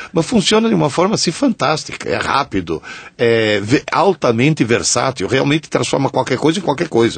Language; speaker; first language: Portuguese; non-native, fluent; Italian